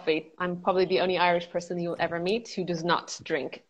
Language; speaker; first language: English; native; English